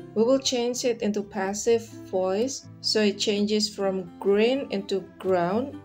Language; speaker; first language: English; non-native, fluent; Indonesian